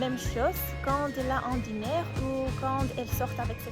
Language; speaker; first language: French; non-native, learner; Greek